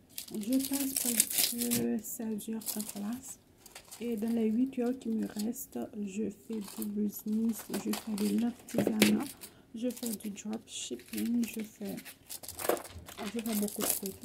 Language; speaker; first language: French; non-native, local second language; Haitian Creole